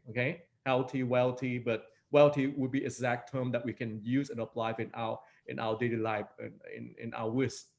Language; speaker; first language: English; non-native, fluent; Vietnamese